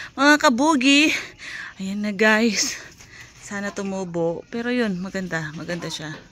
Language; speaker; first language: Filipino; non-native, local second language; Pampanga